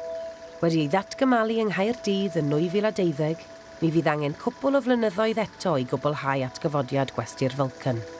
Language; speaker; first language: Welsh; native; Welsh